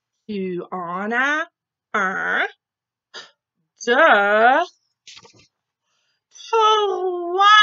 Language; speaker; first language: French; non-native, fluent; English